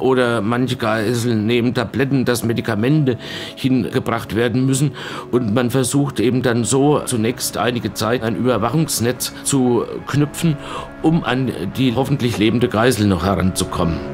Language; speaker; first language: German; native; German